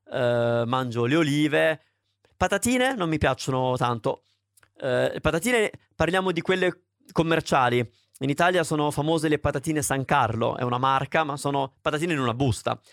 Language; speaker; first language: Italian; native; Italian